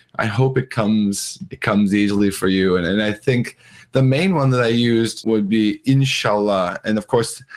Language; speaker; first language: English; native; English